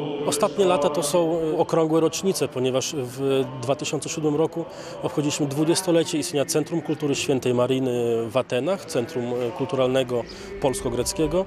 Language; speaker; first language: Polish; native; Polish